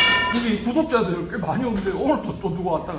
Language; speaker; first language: Korean; native; Korean